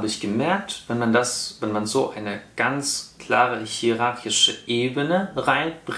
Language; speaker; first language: German; non-native, fluent; Russian